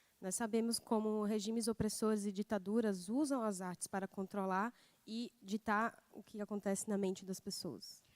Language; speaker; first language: Portuguese; native; Portuguese